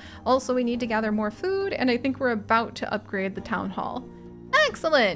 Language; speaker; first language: English; native; English